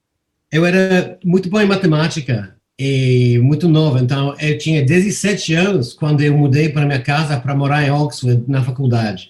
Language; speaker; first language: Portuguese; non-native, fluent; English